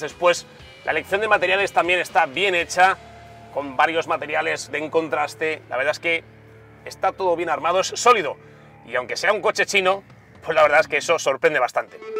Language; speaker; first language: Spanish; native; Spanish